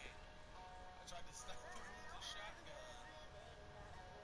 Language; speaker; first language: English; native; English